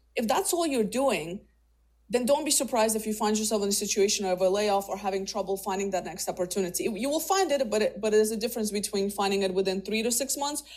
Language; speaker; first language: English; early bilingual, other home language; Russian